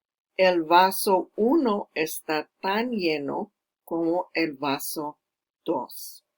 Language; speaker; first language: Spanish; non-native, fluent; English